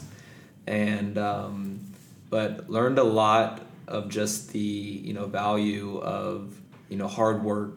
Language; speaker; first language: English; native; English